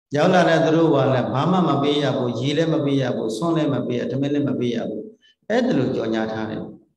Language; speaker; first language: Burmese; native; Burmese